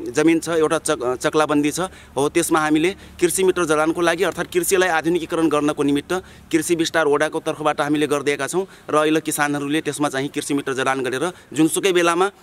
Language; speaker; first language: Nepali; non-native, local second language; Dangaura Tharu